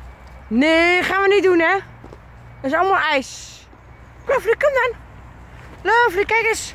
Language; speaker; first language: Dutch; native; Dutch